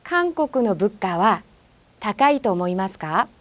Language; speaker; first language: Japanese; non-native, fluent; Korean